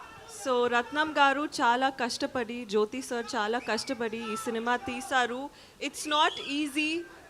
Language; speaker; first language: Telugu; non-native, learner; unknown